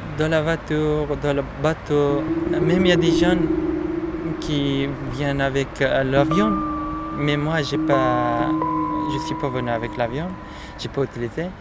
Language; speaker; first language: French; non-native, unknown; Persian